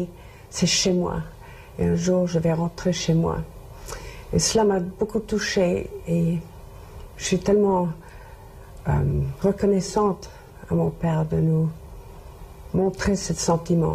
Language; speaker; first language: French; non-native, local second language; English